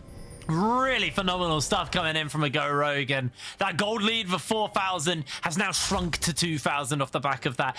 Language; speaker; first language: English; native; English